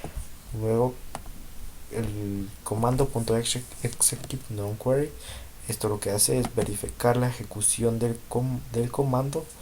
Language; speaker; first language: Spanish; native; Spanish